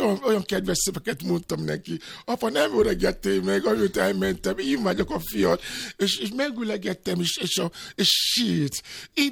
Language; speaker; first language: Hungarian; non-native, fluent; Yoruba